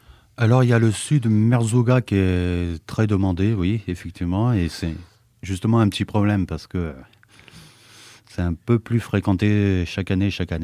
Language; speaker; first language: French; native; French